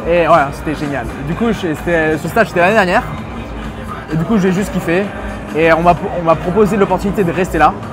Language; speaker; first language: French; native; French